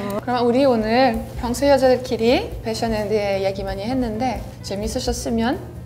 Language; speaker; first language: Korean; non-native, fluent; French